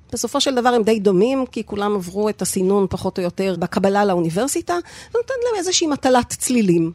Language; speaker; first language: Hebrew; native; Hebrew